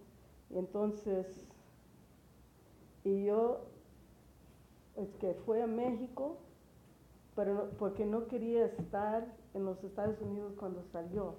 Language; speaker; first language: Spanish; early bilingual, heritage; English